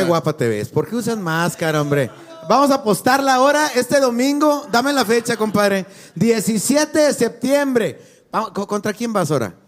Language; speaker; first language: Spanish; native; Spanish